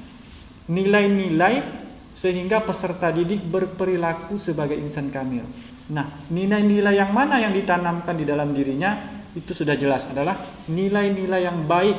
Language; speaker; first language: Indonesian; native; Indonesian